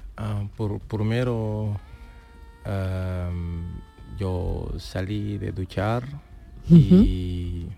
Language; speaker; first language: Spanish; non-native, learner; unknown